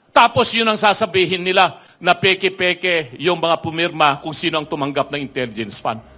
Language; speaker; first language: Filipino; non-native, local second language; Iloko